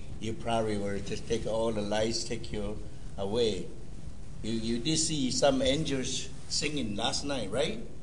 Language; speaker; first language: English; non-native, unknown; Min Nan Chinese